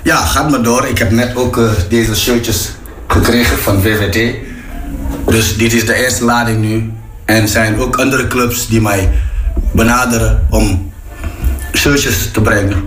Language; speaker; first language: Dutch; non-native, fluent; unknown